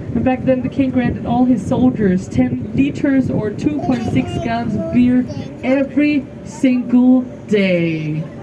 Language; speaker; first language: English; non-native, fluent; Danish